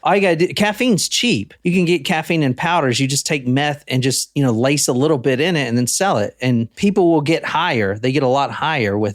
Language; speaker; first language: English; native; English